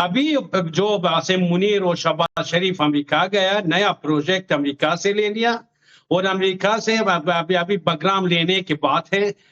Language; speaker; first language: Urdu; non-native, learner; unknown